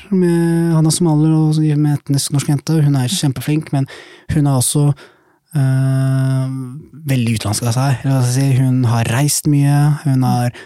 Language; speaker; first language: Norwegian; early bilingual, other home language; Somali